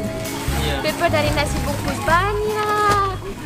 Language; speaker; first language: Indonesian; non-native, learner; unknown